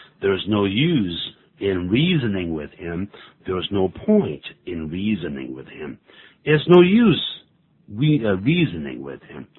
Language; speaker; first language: English; non-native, fluent; Chinese